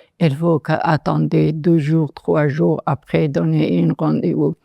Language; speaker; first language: French; non-native, learner; Persian